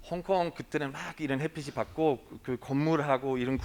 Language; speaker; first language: Korean; non-native, fluent; German